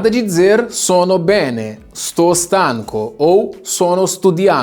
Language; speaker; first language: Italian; non-native, fluent; Portuguese